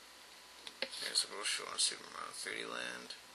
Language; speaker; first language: English; native; English